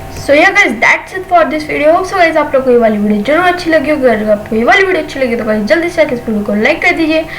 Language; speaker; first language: Hindi; native; Hindi